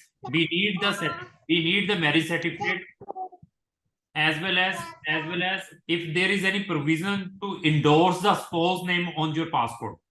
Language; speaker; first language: English; non-native, local second language; Hindi